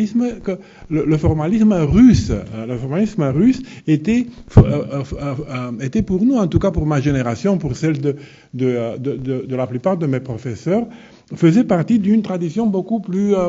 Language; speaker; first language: French; non-native, fluent; Romanian